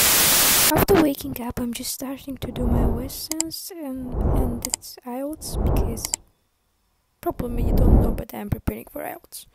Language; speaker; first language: English; non-native, learner; Azerbaijani